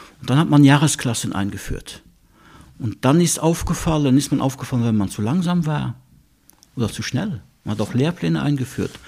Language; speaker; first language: German; non-native, local second language; Luxembourgish